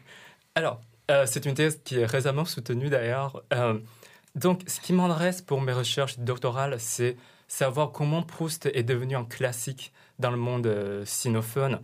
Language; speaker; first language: French; non-native, fluent; Chinese